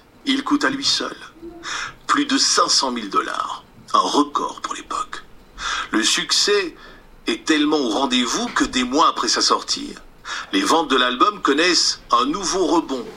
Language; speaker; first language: French; native; French